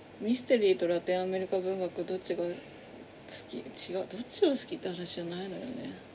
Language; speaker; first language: Japanese; native; Japanese